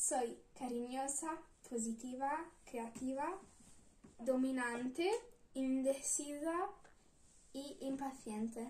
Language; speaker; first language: Spanish; non-native, learner; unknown